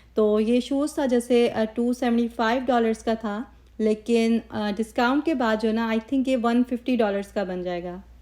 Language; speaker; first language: Urdu; native; Urdu